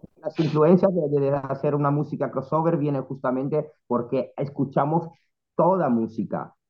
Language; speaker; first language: Spanish; non-native, fluent; Italian